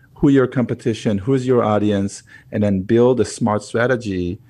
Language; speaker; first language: English; non-native, fluent; Hebrew